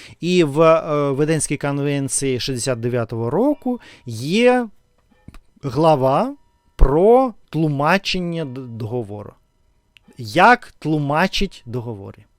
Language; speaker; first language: Ukrainian; non-native, learner; Russian